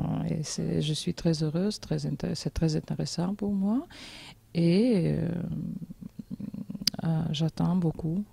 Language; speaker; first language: French; non-native, learner; Georgian